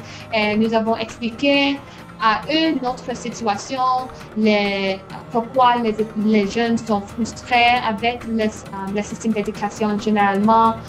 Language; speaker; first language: French; non-native, fluent; English